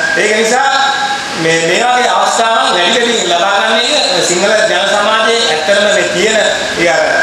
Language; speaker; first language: Sinhala; native; Sinhala